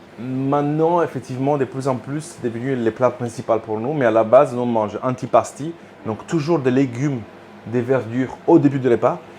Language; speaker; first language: French; non-native, fluent; Italian